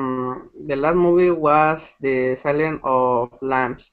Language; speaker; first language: English; non-native, learner; Spanish